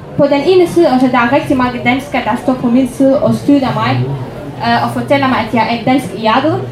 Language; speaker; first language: Danish; non-native, fluent; Arabic